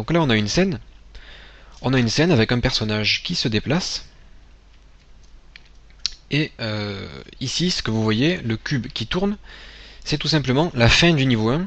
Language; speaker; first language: French; native; French